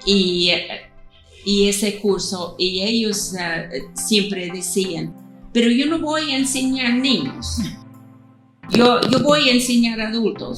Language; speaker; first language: Spanish; non-native, fluent; English